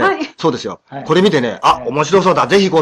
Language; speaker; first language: Japanese; native; Japanese